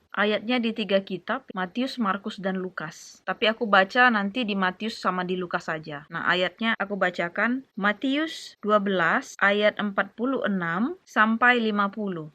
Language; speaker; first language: Indonesian; native; Indonesian